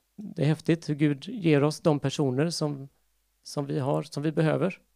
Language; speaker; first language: Swedish; non-native, fluent; Portuguese